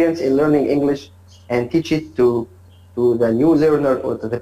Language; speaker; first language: English; non-native, learner; Arabic